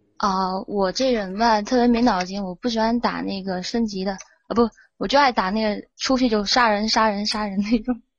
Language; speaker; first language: Chinese; native; Chinese